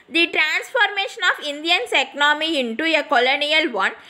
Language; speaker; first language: English; non-native, local second language; Tamil